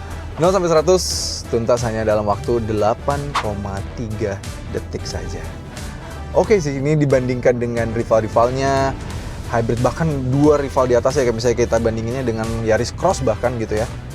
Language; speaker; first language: Indonesian; native; Indonesian